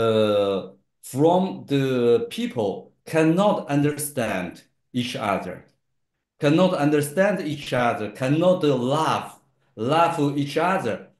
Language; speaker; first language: English; non-native, learner; Chinese